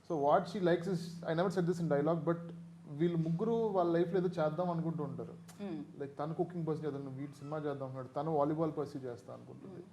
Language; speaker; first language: Telugu; native; Telugu